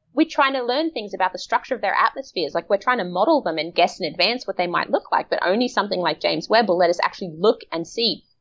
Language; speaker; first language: English; native; English